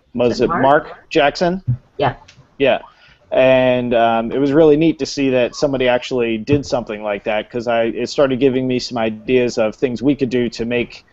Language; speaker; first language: English; native; English